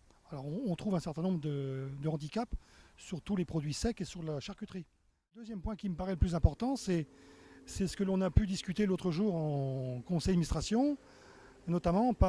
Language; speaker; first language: French; native; French